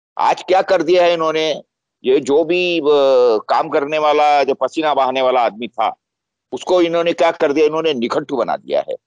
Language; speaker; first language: Hindi; non-native, local second language; Marathi